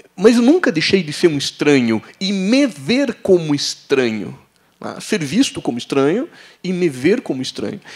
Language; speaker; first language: Portuguese; native; Portuguese